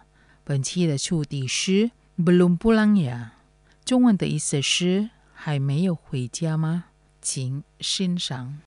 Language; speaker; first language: Chinese; non-native, learner; Indonesian